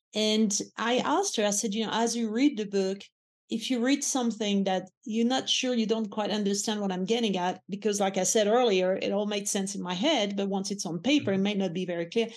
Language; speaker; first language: English; non-native, fluent; French